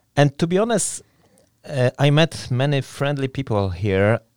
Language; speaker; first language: English; non-native, fluent; Polish